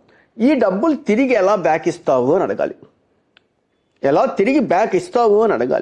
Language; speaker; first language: Telugu; native; Telugu